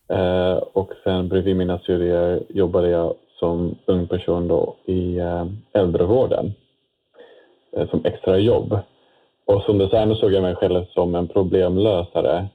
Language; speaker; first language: Swedish; non-native, fluent; Dutch